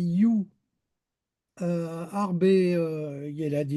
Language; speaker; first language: Hebrew; non-native, learner; French